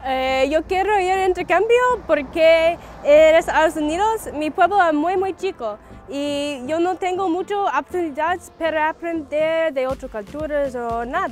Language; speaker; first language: Spanish; non-native, learner; English